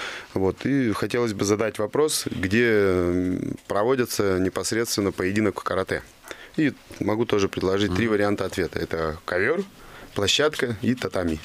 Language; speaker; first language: Russian; native; Russian